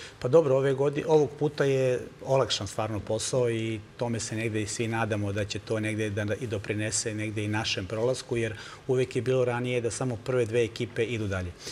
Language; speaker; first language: Serbian; native; Serbian